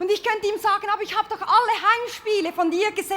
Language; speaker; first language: German; native; German